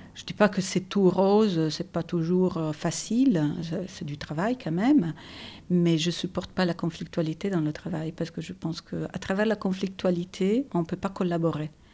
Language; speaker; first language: French; non-native, fluent; Italian